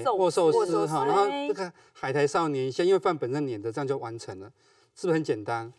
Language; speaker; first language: Chinese; native; Chinese